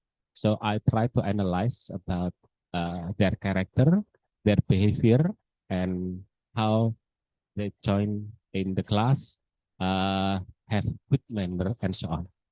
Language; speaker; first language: English; non-native, learner; Indonesian